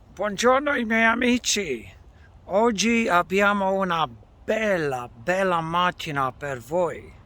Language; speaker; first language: Italian; non-native, learner; English